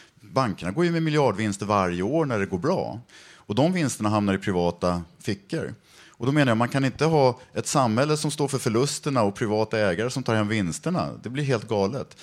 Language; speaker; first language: Swedish; native; Swedish